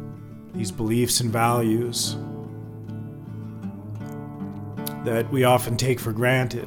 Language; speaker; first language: English; native; English